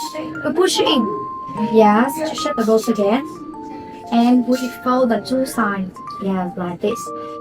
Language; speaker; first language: English; non-native, fluent; Vietnamese